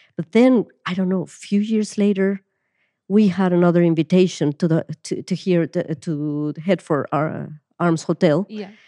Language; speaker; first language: English; non-native, fluent; Spanish